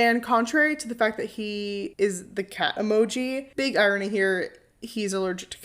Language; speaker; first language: English; native; English